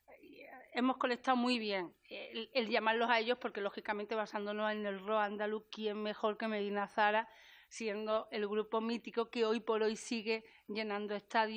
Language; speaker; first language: Spanish; native; Spanish